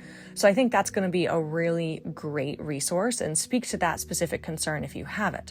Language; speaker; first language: English; native; English